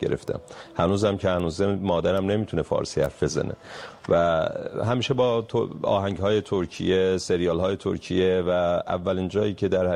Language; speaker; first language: Persian; non-native, local second language; Azerbaijani